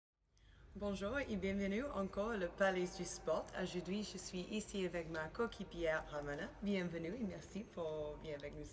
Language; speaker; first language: French; non-native, learner; Spanish